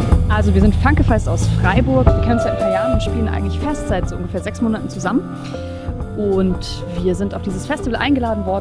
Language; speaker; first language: German; native; German